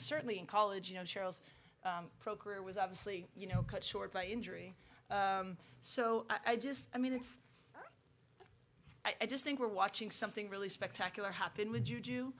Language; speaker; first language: English; native; English